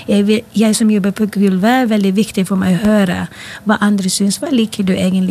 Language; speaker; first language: Norwegian; non-native, fluent; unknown